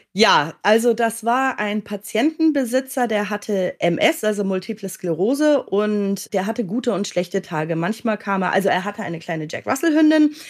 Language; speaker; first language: German; native; German